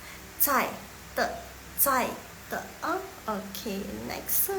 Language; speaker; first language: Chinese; non-native, fluent; Indonesian